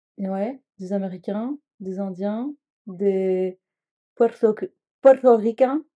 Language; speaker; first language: French; non-native, fluent; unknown